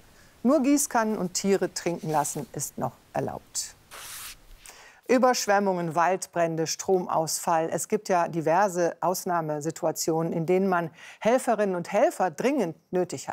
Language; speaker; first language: German; native; German